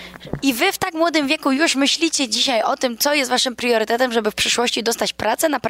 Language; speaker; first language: Polish; native; Polish